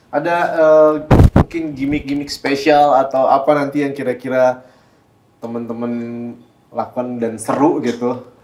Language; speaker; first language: Indonesian; native; Indonesian